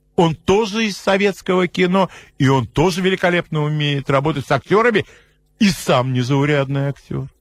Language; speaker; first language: Russian; native; Russian